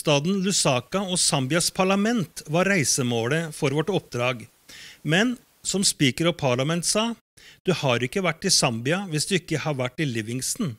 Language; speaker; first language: Norwegian; native; Norwegian